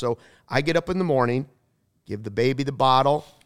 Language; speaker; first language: English; native; English